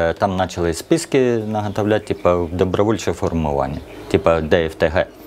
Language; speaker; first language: Ukrainian; early bilingual, other home language; Russian